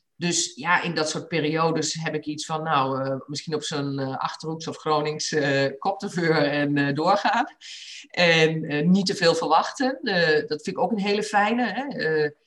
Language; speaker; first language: Dutch; native; Dutch